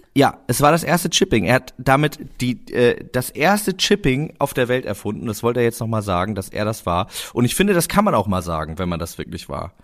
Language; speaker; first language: German; native; German